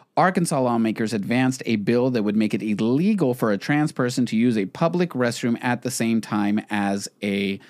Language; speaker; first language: English; native; English